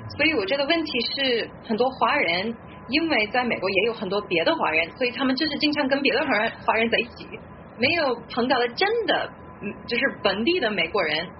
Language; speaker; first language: Chinese; non-native, fluent; English